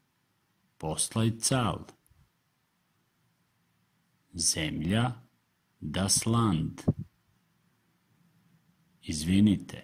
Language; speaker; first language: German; non-native, fluent; Serbian